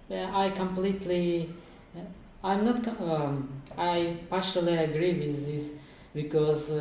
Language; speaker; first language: English; non-native, learner; Kazakh